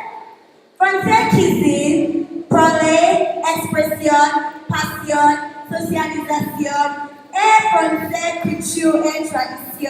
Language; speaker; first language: French; non-native, learner; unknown